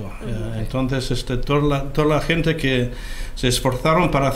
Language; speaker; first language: Spanish; non-native, fluent; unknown